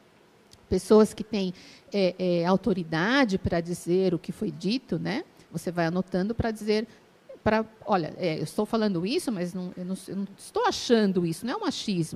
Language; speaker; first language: Portuguese; native; Portuguese